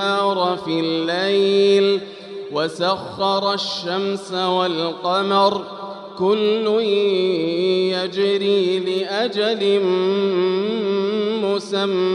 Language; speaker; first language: Arabic; native; Arabic